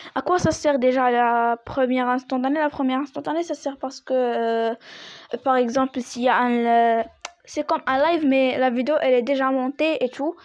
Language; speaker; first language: French; non-native, local second language; Arabic